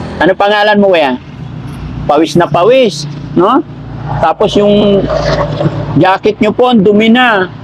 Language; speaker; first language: Filipino; native; Filipino